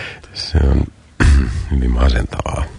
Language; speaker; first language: Finnish; native; Finnish